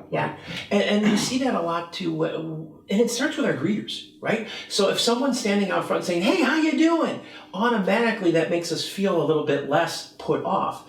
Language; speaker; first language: English; native; English